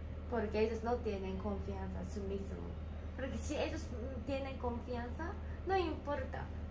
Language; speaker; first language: Spanish; non-native, learner; Japanese